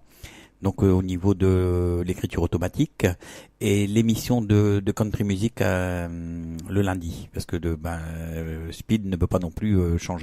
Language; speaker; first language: French; native; French